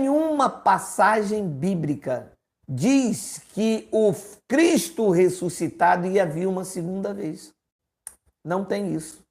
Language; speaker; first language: Portuguese; native; Portuguese